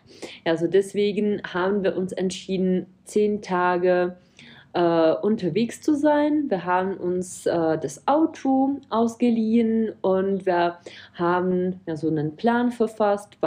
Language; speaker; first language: German; non-native, fluent; Czech